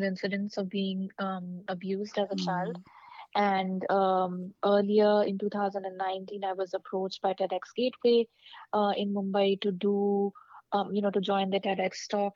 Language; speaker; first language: English; non-native, local second language; Hindi